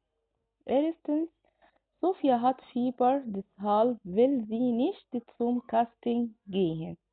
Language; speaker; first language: German; non-native, fluent; Arabic